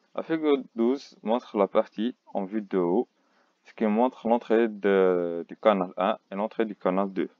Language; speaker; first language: French; non-native, local second language; Arabic